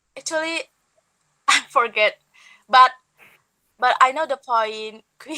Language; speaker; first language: English; non-native, learner; Indonesian